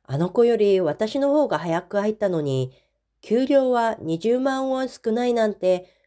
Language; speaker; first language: Japanese; non-native, fluent; Korean